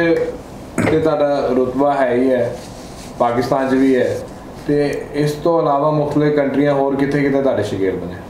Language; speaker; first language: Hindi; native; Hindi